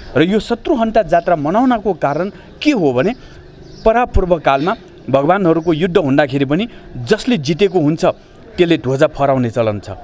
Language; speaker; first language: Nepali; non-native, local second language; Newari